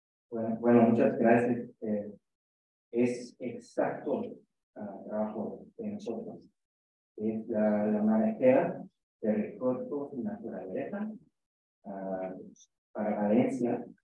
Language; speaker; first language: Spanish; non-native, learner; English